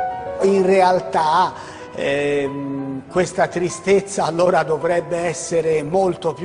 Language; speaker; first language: Italian; native; Italian